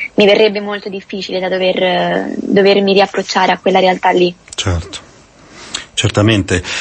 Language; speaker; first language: Italian; native; Italian